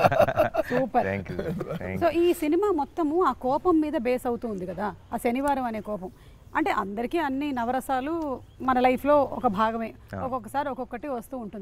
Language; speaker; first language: Telugu; native; Telugu